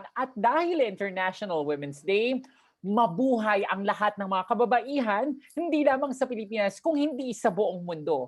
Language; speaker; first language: Filipino; native; Filipino